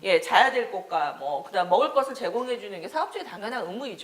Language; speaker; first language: Korean; native; Korean